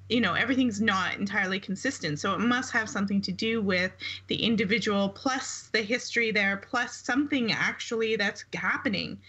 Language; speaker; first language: English; native; English